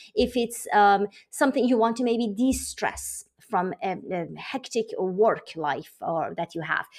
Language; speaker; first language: English; non-native, fluent; Persian